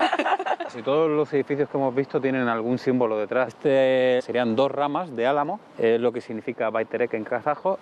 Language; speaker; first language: Spanish; native; Spanish